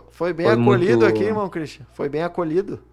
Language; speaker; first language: Portuguese; native; Portuguese